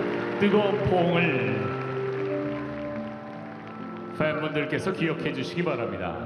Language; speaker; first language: Korean; native; Korean